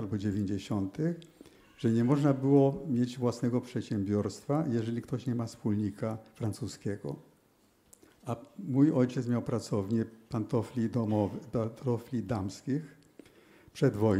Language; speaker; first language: Polish; early bilingual, heritage; Polish